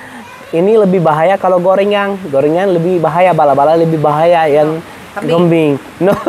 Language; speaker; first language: Indonesian; non-native, learner; Arabic